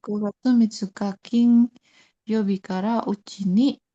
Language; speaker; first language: Japanese; non-native, learner; Indonesian